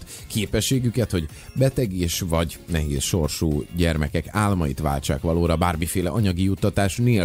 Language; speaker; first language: Hungarian; native; Hungarian